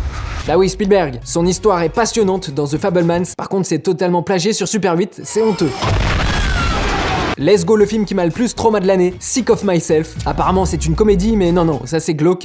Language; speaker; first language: French; native; French